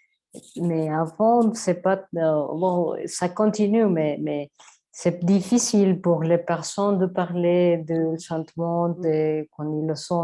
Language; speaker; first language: French; non-native, learner; Spanish